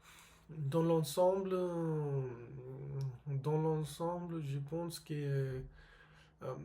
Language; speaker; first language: French; non-native, learner; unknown